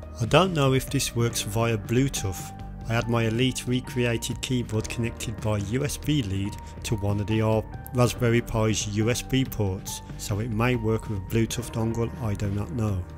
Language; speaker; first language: English; native; English